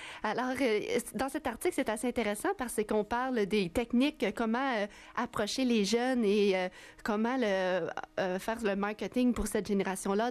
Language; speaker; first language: French; native; French